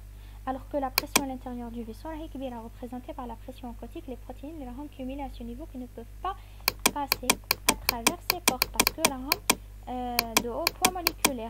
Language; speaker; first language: French; non-native, local second language; Arabic